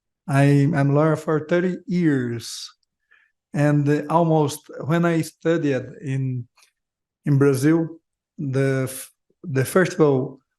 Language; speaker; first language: English; non-native, learner; Portuguese